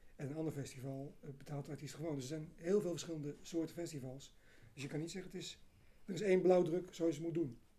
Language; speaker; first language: Dutch; native; Dutch